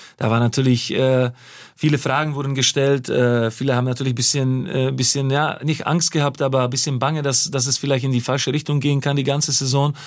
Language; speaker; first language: German; non-native, fluent; Slovak